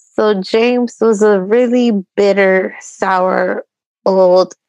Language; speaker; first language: English; early bilingual, other home language; Spanish